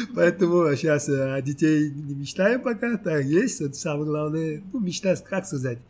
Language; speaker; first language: Russian; non-native, local second language; Tajik